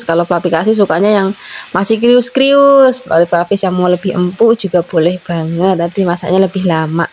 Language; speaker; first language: Indonesian; native; Indonesian